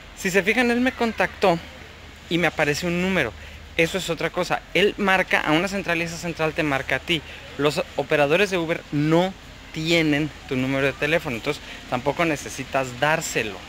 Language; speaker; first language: Spanish; native; Spanish